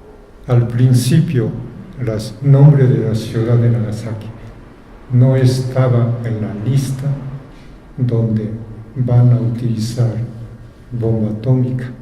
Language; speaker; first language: Spanish; non-native, fluent; Japanese